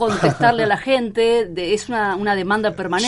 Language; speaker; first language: Spanish; native; Spanish